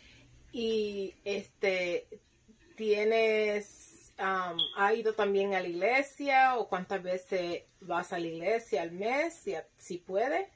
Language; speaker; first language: Spanish; early bilingual, heritage; Spanish